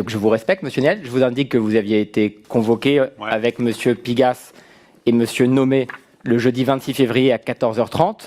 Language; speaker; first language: French; native; French